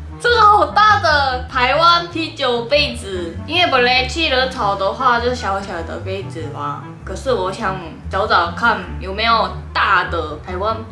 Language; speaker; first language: Chinese; non-native, fluent; Korean